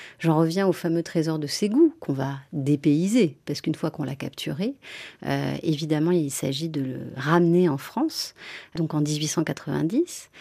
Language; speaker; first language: French; native; French